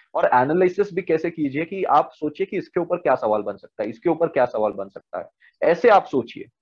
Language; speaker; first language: Hindi; non-native, local second language; Marathi